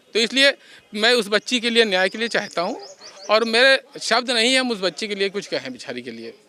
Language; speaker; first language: Hindi; native; Hindi